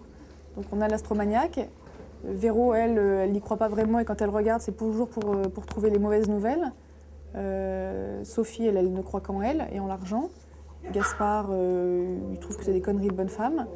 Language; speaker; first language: French; native; French